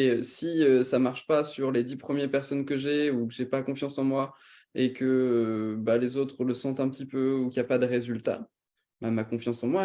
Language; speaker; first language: French; native; French